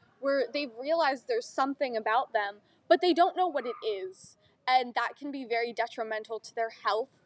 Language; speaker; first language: English; native; English